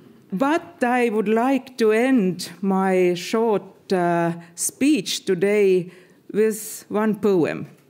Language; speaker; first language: English; non-native, fluent; Estonian